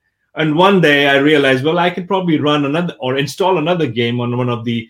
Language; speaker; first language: English; non-native, local second language; Urdu